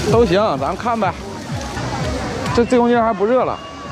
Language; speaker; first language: Chinese; native; Chinese